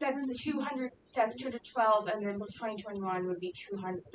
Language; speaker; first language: English; native; English